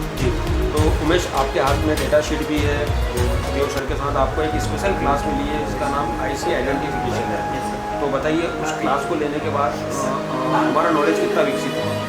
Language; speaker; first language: Hindi; native; Hindi